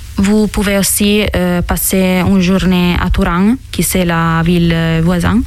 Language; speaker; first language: French; non-native, fluent; Italian